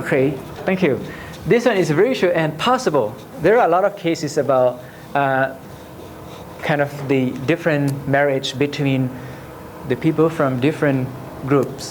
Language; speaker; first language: English; non-native, learner; Lao